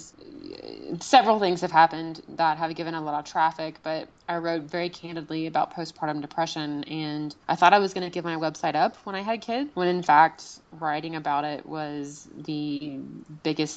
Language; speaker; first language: English; native; English